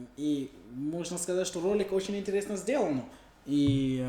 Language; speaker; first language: Russian; non-native, fluent; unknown